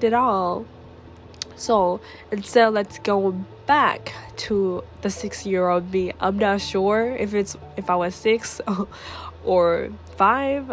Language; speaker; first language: English; early bilingual, other home language; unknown